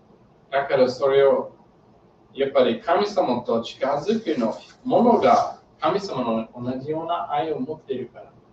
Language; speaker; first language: Japanese; non-native, learner; English